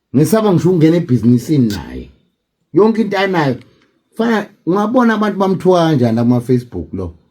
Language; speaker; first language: Zulu; native; Zulu